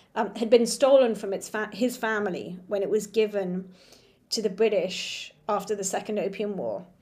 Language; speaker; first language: English; native; English